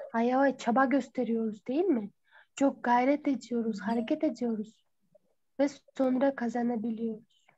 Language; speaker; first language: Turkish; non-native, fluent; Kyrgyz